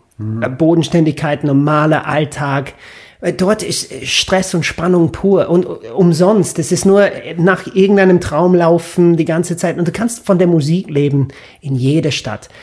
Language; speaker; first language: German; non-native, fluent; English